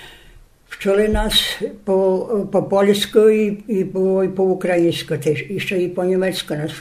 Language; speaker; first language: Polish; non-native, local second language; Rusyn